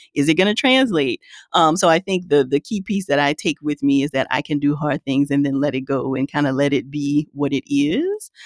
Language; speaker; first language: English; native; English